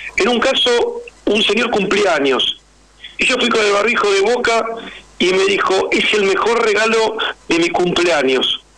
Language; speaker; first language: Spanish; native; Spanish